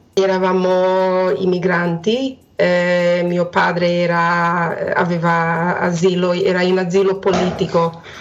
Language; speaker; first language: Italian; non-native, fluent; Hungarian